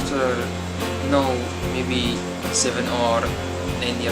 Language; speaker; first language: English; non-native, learner; Arabic